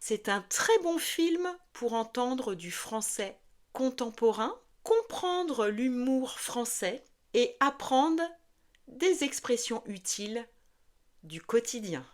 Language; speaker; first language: French; native; French